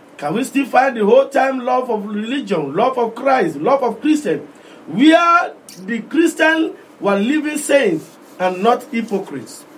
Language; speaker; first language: English; non-native, local second language; Yoruba